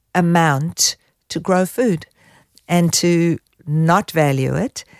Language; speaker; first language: English; native; English